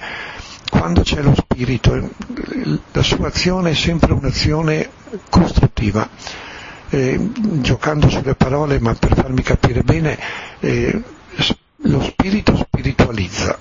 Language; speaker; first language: Italian; native; Italian